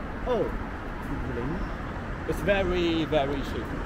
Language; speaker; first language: English; non-native, learner; Chinese